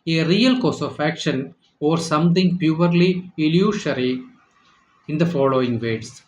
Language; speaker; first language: English; non-native, local second language; Malayalam